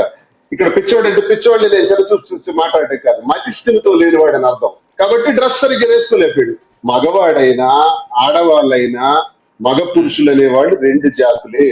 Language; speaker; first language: Telugu; native; Telugu